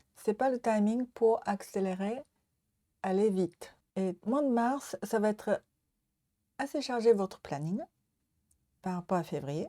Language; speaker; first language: French; non-native, learner; Japanese